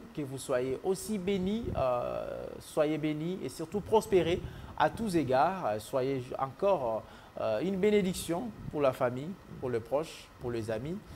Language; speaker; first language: French; native; French